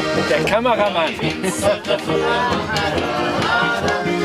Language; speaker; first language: German; native; German